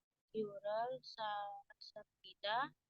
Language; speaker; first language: Korean; non-native, learner; Indonesian